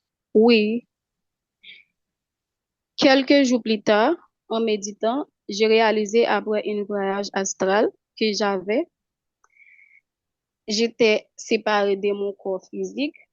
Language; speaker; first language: French; non-native, local second language; Haitian Creole